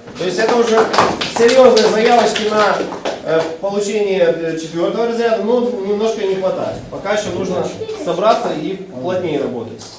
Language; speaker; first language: Russian; non-native, local second language; Ukrainian